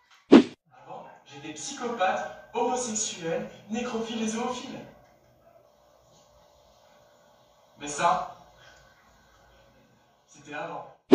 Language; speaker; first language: French; native; French